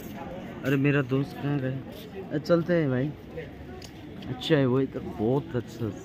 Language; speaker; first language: Hindi; non-native, local second language; Nepali